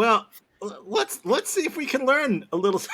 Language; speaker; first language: English; native; English